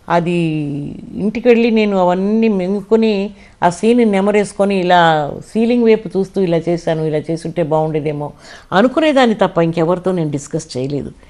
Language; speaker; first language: Telugu; non-native, local second language; Kannada